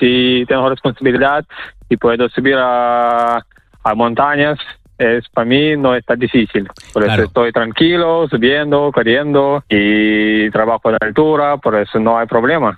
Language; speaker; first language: Spanish; non-native, learner; Ukrainian